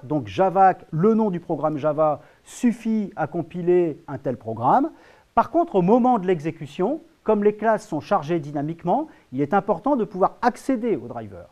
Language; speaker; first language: French; native; French